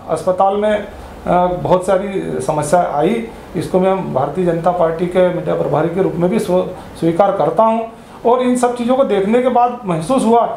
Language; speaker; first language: Hindi; native; Hindi